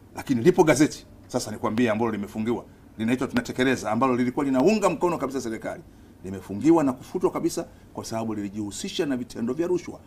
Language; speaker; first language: Swahili; native; Swahili